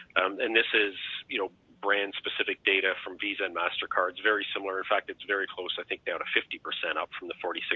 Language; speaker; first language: English; native; English